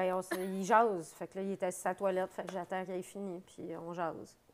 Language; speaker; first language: French; native; French